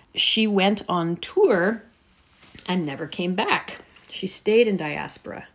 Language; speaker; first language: English; early bilingual, heritage; Persian